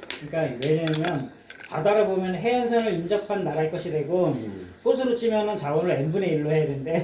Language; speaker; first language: Korean; native; Korean